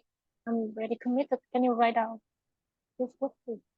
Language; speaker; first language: English; non-native, learner; Vietnamese